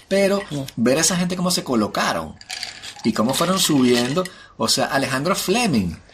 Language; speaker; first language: Spanish; native; Spanish